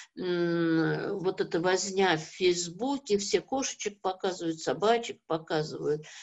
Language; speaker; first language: Russian; native; Russian